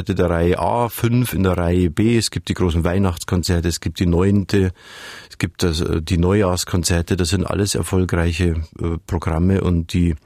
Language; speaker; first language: German; native; German